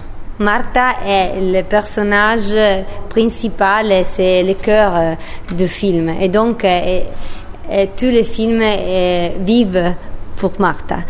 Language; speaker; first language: French; non-native, learner; Italian